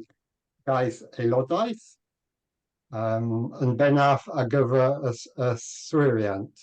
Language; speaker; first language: Welsh; non-native, learner; English